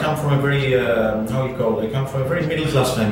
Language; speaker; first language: English; non-native, local second language; Bangla